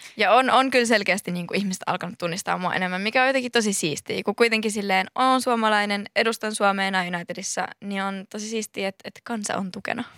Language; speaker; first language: Finnish; early bilingual, other home language; Spanish